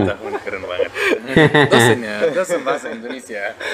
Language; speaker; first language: Indonesian; non-native, fluent; Arabic